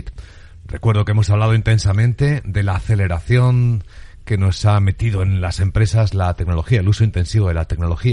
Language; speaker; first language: Spanish; native; Spanish